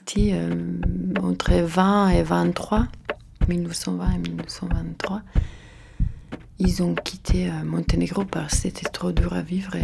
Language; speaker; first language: French; non-native, fluent; Serbian